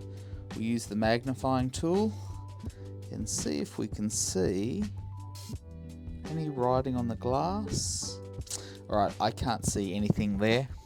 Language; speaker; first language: English; native; English